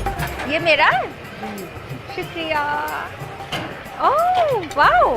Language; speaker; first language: Hindi; non-native, fluent; Chinese